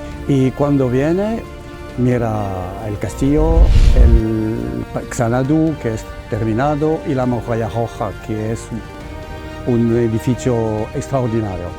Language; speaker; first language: Spanish; non-native, learner; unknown